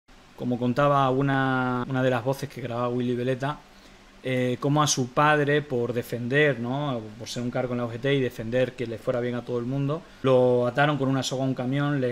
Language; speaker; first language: Spanish; native; Spanish